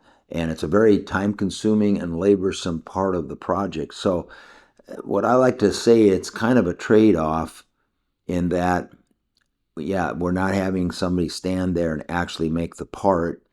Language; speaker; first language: English; native; English